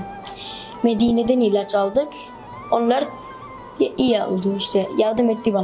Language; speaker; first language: Turkish; early bilingual, heritage; Turkish